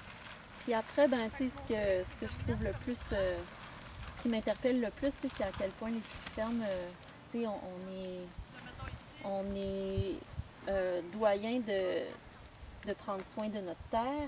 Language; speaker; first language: French; native; French